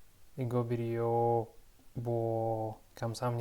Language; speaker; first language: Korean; non-native, learner; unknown